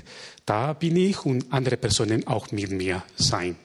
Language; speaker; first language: German; non-native, fluent; Spanish